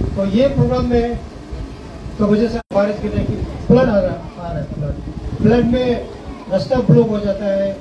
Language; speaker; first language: Hindi; non-native, local second language; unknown